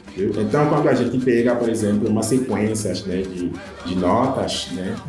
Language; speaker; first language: Portuguese; non-native, fluent; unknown